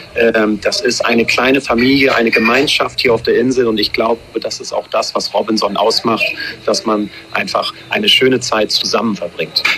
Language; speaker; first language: German; native; German